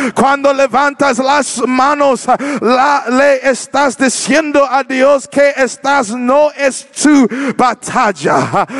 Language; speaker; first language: Spanish; non-native, learner; English